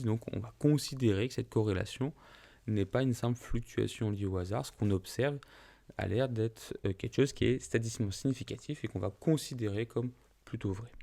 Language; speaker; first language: French; native; French